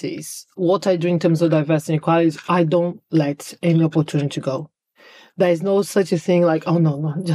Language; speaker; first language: English; non-native, fluent; Portuguese